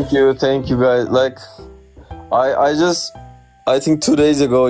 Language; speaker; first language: English; non-native, fluent; Turkish